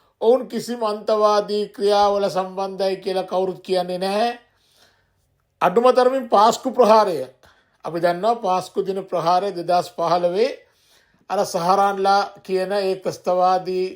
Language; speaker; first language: Sinhala; non-native, local second language; Tamil